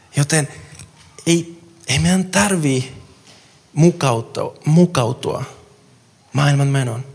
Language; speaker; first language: Finnish; non-native, fluent; Spanish